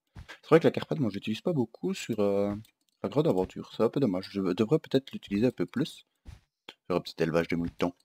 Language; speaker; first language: French; native; French